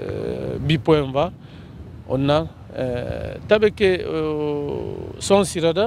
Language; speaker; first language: Turkish; non-native, learner; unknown